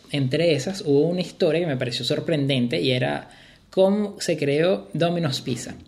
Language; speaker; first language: Spanish; native; Spanish